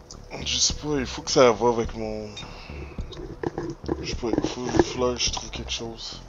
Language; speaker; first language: French; native; French